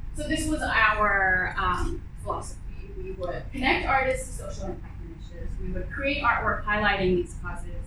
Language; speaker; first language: English; early bilingual, other home language; Arabic